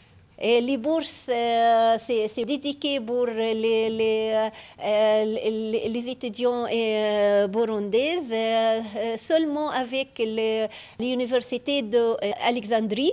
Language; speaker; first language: French; non-native, fluent; Arabic